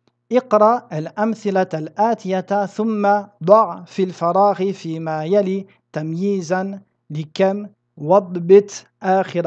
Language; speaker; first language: Arabic; non-native, fluent; French